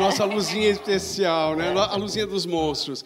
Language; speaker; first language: Portuguese; native; Portuguese